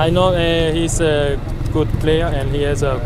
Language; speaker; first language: English; non-native, learner; Korean